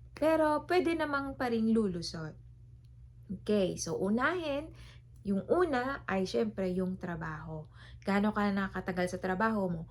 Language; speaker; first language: Filipino; native; Filipino